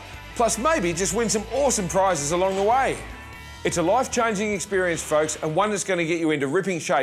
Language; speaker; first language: English; native; English